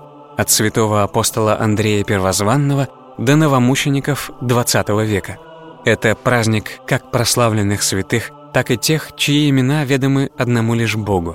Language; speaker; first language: Russian; native; Russian